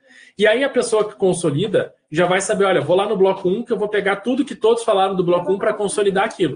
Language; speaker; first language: Portuguese; native; Portuguese